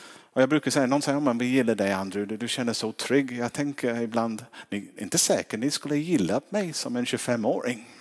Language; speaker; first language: Swedish; non-native, fluent; English